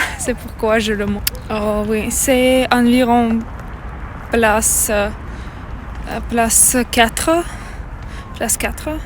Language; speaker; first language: French; non-native, learner; Russian